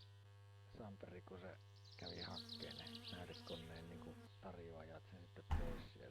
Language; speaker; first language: Finnish; native; Finnish